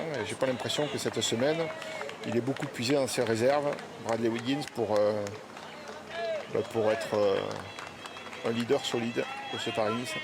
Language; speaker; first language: French; native; French